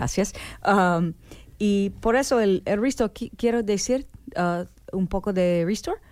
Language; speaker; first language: Spanish; non-native, learner; English